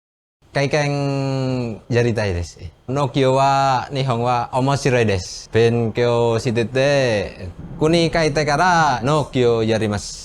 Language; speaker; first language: Japanese; non-native, learner; Indonesian